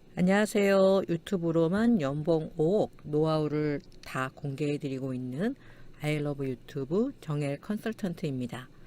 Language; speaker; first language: Korean; native; Korean